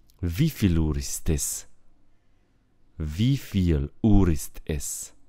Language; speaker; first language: German; non-native, fluent; Romanian